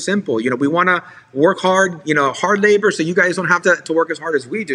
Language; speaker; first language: English; native; English